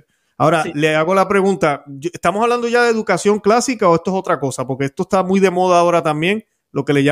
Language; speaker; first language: Spanish; native; Spanish